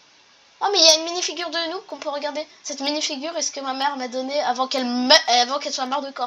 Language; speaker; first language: French; native; French